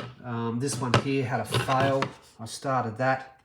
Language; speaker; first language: English; native; English